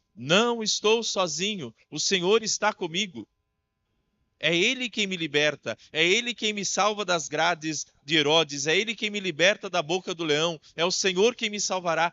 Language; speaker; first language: Portuguese; native; Portuguese